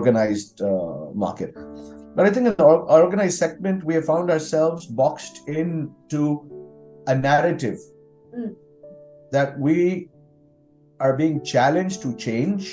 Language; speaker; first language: English; non-native, local second language; Hindi